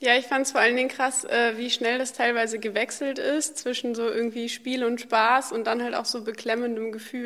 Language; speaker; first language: German; native; German